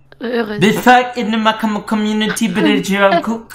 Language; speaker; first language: English; non-native, learner; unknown